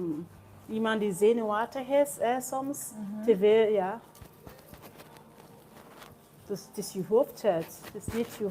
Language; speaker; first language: Dutch; non-native, learner; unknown